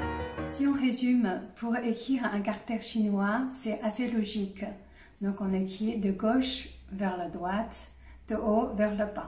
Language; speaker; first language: French; non-native, fluent; Chinese